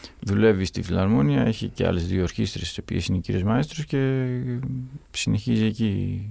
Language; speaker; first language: Greek; early bilingual, other home language; Russian